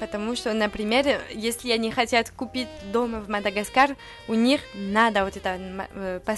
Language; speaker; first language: Russian; non-native, learner; French